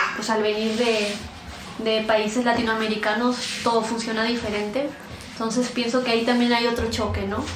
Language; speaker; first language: Spanish; native; Spanish